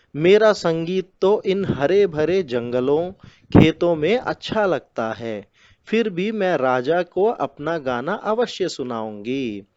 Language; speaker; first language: Hindi; non-native, local second language; Telugu